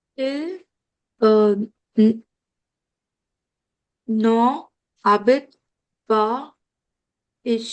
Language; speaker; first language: French; non-native, learner; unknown